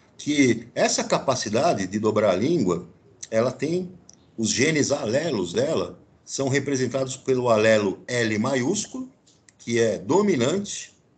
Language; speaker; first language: Portuguese; native; Portuguese